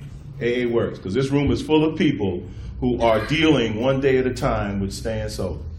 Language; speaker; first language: English; native; English